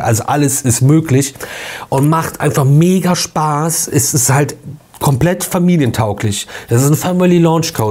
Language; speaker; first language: German; native; German